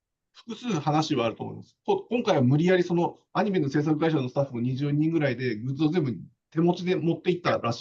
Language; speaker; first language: Japanese; native; Japanese